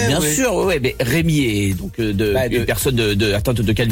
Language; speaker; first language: French; native; French